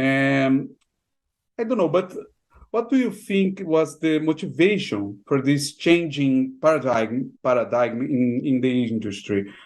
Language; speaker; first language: English; non-native, fluent; Portuguese